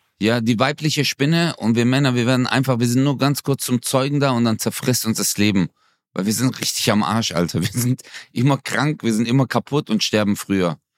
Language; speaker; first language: German; early bilingual, other home language; Turkish